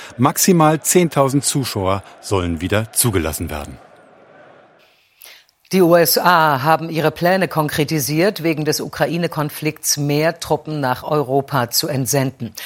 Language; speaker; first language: German; native; German